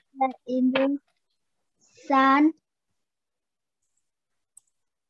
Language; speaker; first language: English; non-native, learner; Vietnamese